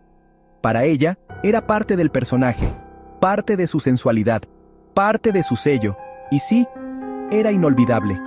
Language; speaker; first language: Spanish; native; Spanish